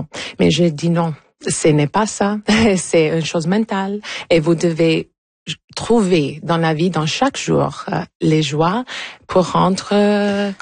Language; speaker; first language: French; non-native, local second language; English